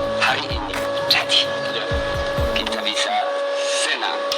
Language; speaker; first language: Indonesian; non-native, learner; French